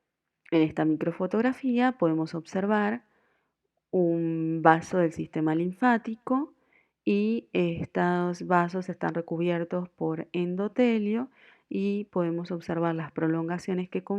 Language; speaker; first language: Spanish; native; Spanish